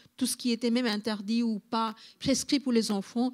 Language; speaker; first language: French; non-native, fluent; Bangla